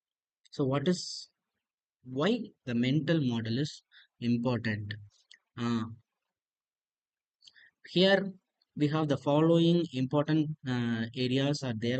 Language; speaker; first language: English; non-native, local second language; Tamil